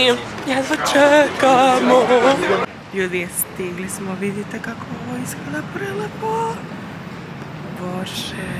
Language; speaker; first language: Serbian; early bilingual, heritage; Serbian